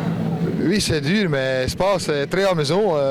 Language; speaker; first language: French; non-native, local second language; Dutch